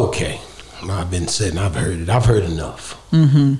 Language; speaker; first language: English; native; English